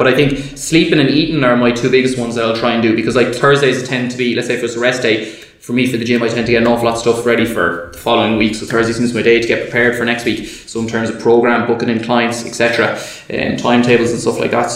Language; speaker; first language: English; native; English